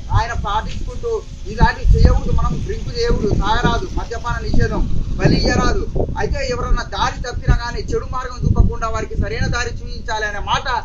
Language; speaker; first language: Telugu; non-native, local second language; Lambadi